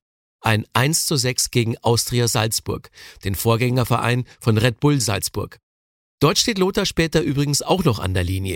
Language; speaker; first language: German; native; German